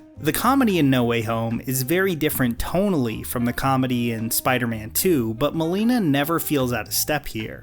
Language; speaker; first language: English; native; English